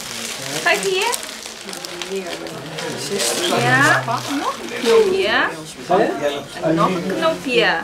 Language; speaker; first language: Dutch; non-native, learner; Chinese